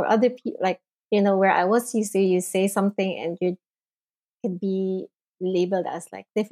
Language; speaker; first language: English; non-native, local second language; Filipino